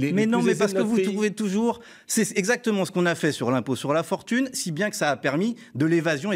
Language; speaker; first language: French; native; French